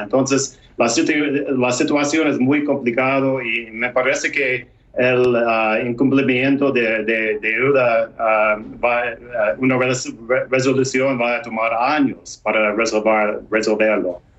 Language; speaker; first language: Spanish; non-native, fluent; English